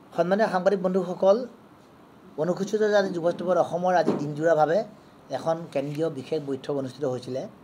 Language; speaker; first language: Assamese; native; Assamese